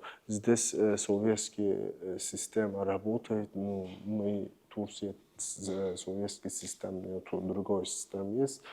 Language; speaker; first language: Russian; non-native, learner; Turkish